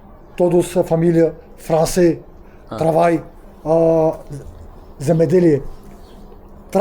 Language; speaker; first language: Portuguese; non-native, learner; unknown